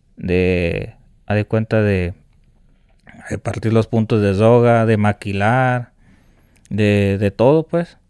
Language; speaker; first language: Spanish; native; Spanish